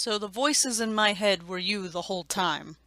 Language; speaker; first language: English; native; English